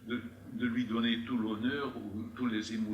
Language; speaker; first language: French; non-native, fluent; Dutch